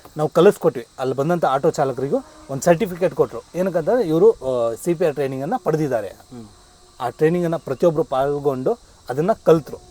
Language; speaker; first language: Kannada; native; Kannada